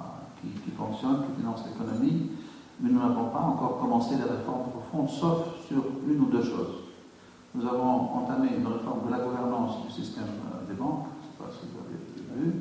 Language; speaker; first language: French; non-native, local second language; Arabic